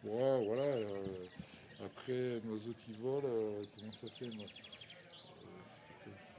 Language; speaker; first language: French; native; French